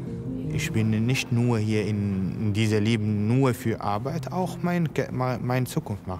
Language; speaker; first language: German; non-native, learner; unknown